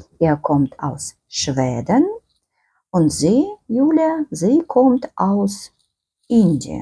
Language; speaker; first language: German; non-native, fluent; Ukrainian